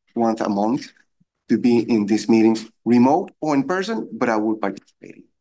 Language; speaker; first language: English; non-native, fluent; Spanish